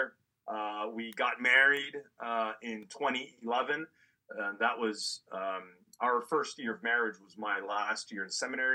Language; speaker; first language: English; native; English